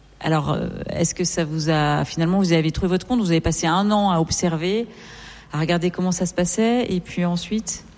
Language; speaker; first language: French; native; French